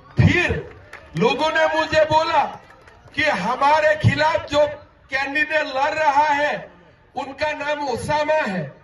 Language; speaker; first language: Hindi; non-native, local second language; Assamese